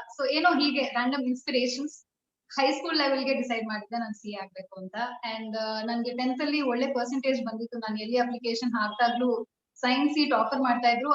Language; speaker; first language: Kannada; non-native, local second language; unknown